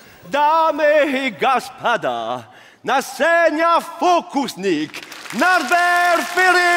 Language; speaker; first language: Russian; non-native, learner; French